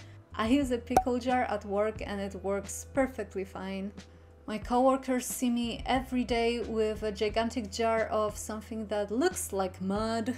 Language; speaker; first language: English; non-native, fluent; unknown